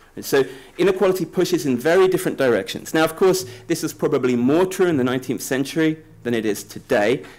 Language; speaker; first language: English; native; English